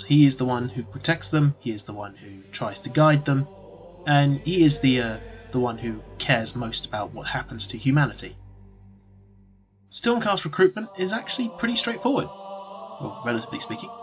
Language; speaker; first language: English; native; English